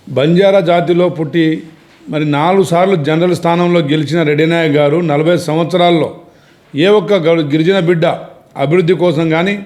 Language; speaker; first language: Telugu; non-native, local second language; Lambadi